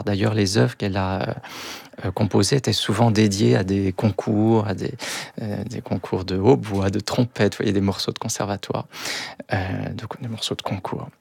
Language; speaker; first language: French; native; French